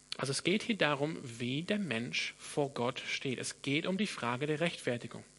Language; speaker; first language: German; non-native, fluent; English